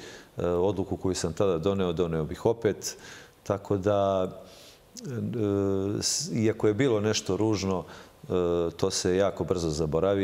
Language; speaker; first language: Serbian; native; Serbian